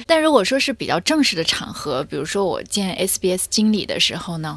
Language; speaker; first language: Chinese; native; Chinese